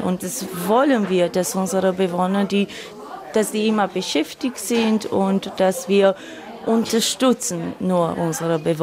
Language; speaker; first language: German; non-native, learner; Romanian